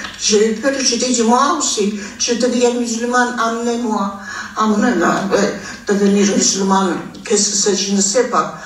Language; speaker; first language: French; non-native, fluent; Armenian